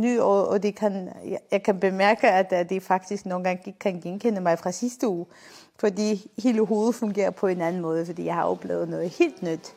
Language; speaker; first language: Danish; non-native, fluent; Armenian